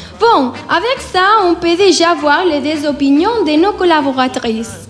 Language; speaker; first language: French; non-native, learner; Spanish